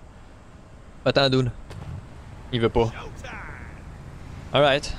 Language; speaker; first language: French; native; French